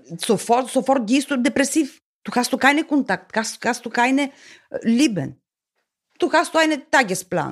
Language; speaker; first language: German; non-native, learner; Bulgarian